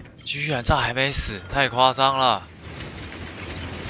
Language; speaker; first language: Chinese; native; Chinese